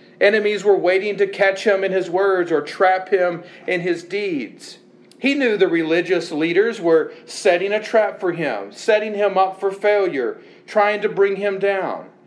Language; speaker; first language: English; native; English